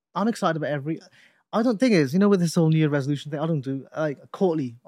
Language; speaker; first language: English; native; English